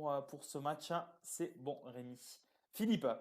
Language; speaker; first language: French; native; French